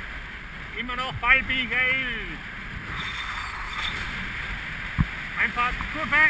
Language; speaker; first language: German; native; German